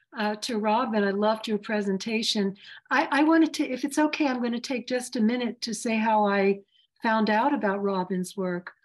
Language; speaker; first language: English; early bilingual, other home language; Yiddish